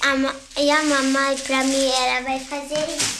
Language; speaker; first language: Portuguese; early bilingual, heritage; Portuguese